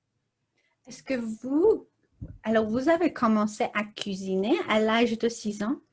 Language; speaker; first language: French; non-native, learner; English